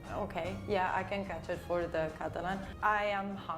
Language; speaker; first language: English; non-native, fluent; Spanish